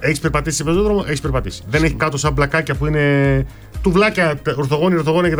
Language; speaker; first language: Greek; native; Greek